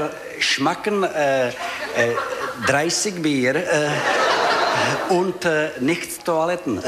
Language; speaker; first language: German; non-native, learner; Czech